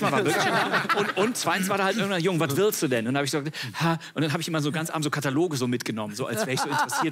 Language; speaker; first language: German; native; German